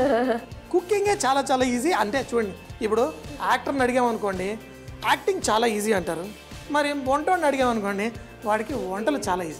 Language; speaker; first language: Telugu; native; Telugu